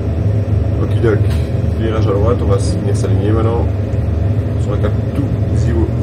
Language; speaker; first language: French; native; French